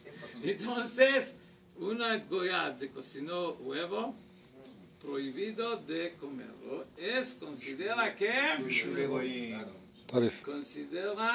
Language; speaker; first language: Spanish; non-native, learner; Hebrew